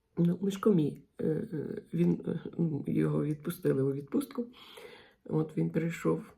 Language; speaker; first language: Ukrainian; non-native, local second language; Russian